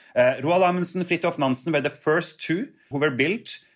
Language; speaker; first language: English; non-native, fluent; Norwegian